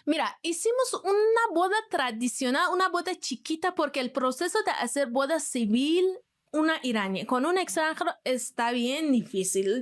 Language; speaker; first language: Spanish; non-native, fluent; Persian